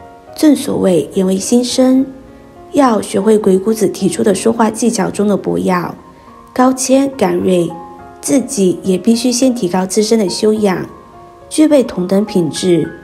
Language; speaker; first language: Chinese; native; Chinese